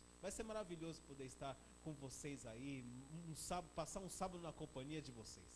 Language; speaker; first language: Portuguese; native; Portuguese